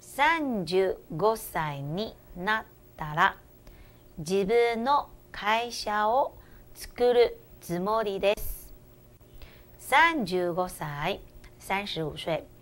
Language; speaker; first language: Japanese; non-native, fluent; Chinese